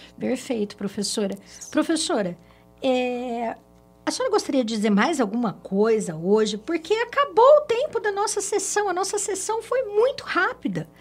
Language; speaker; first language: Portuguese; native; Portuguese